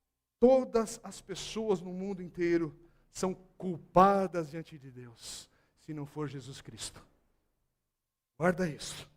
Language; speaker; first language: Portuguese; native; Portuguese